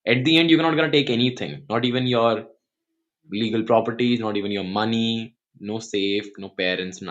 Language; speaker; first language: English; non-native, local second language; Hindi